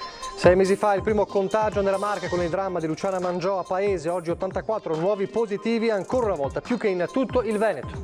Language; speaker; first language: Italian; native; Italian